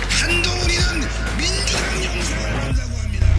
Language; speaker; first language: Korean; native; Korean